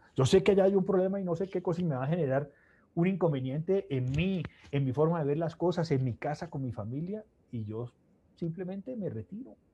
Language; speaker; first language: Spanish; native; Spanish